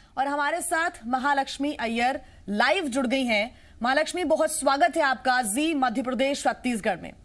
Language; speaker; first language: Hindi; native; Hindi